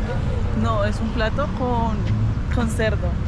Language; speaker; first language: Spanish; native; Spanish